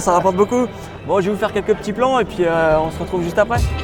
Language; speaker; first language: French; native; French